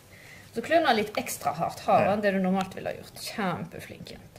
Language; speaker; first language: Norwegian; native; Norwegian